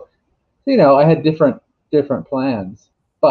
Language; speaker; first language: English; native; English